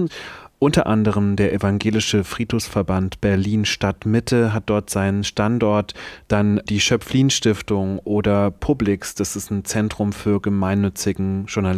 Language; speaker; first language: German; native; German